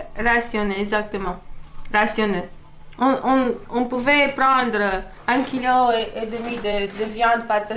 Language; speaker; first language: French; non-native, fluent; Romanian